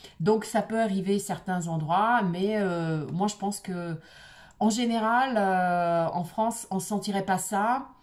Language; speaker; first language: French; non-native, fluent; Russian